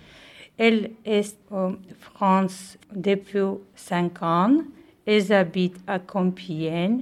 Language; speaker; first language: French; non-native, learner; Turkish